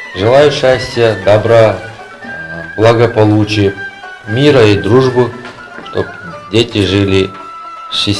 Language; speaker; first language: Russian; non-native, learner; Uzbek